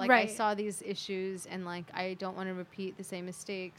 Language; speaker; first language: English; native; English